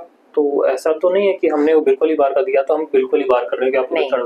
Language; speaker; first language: Hindi; native; Hindi